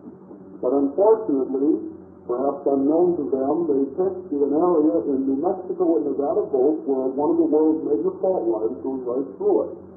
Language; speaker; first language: English; native; English